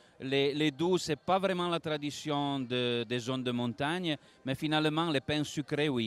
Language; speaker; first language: French; non-native, local second language; Italian